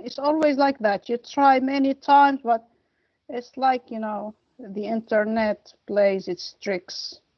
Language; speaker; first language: English; non-native, fluent; Arabic